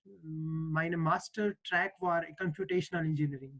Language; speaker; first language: German; non-native, learner; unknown